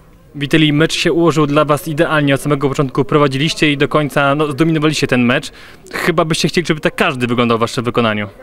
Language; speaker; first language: Polish; native; Polish